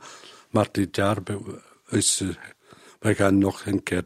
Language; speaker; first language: Dutch; non-native, learner; Spanish